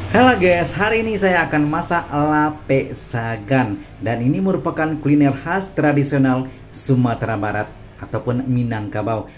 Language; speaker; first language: Indonesian; non-native, local second language; Minangkabau